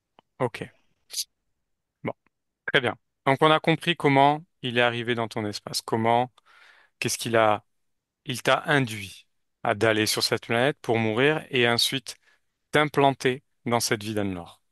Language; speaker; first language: French; native; French